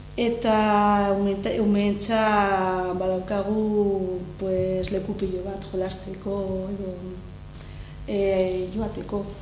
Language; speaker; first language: Basque; non-native, learner; Spanish